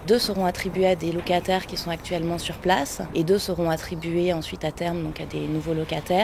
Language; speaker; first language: French; native; French